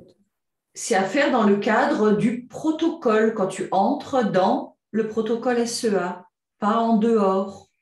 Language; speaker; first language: French; native; French